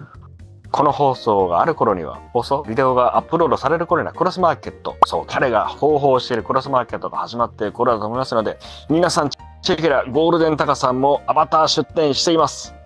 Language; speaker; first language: Japanese; native; Japanese